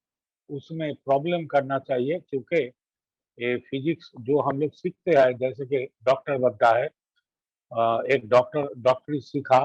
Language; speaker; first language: Hindi; non-native, local second language; Bangla